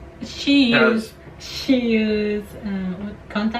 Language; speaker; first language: English; non-native, fluent; Indonesian